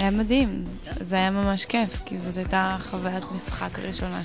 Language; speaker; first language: Hebrew; native; Hebrew